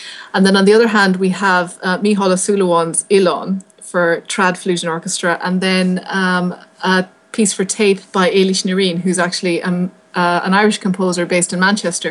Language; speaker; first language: English; native; English